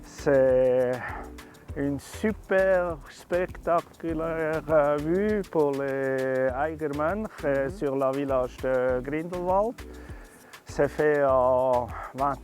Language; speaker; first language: French; non-native, learner; German